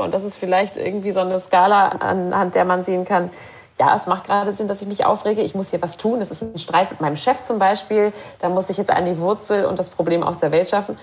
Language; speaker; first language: German; native; German